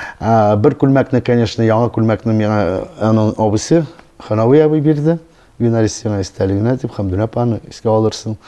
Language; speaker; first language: Tatar; non-native, local second language; Russian